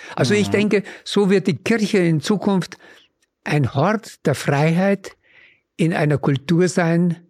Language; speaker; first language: German; native; German